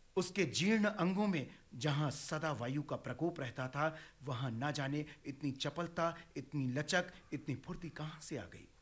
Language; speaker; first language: Hindi; native; Hindi